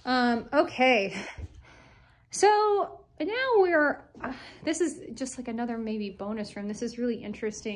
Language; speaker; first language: English; native; English